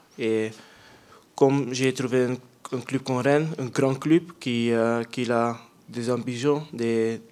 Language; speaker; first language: French; non-native, learner; Dutch